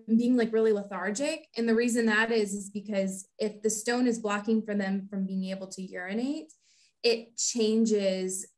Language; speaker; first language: English; native; English